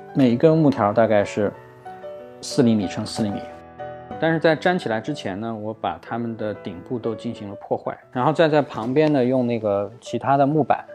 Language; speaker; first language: Chinese; native; Chinese